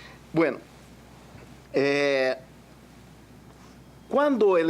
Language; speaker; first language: Spanish; non-native, fluent; Portuguese